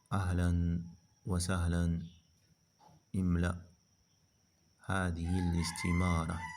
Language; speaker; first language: Arabic; non-native, fluent; French